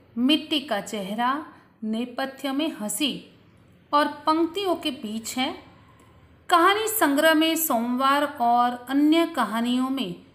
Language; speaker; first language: Hindi; non-native, local second language; Gujarati